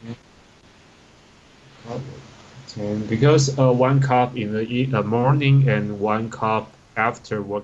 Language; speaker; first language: English; non-native, learner; Chinese